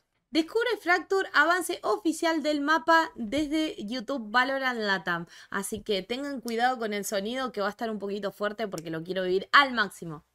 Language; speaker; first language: Spanish; native; Spanish